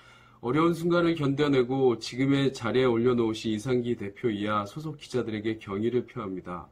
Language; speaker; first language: Korean; native; Korean